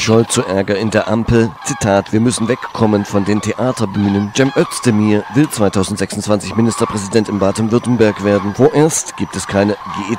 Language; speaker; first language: German; native; German